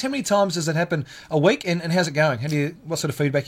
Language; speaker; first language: English; native; English